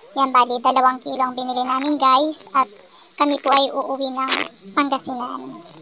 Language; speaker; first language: Filipino; non-native, local second language; Pangasinan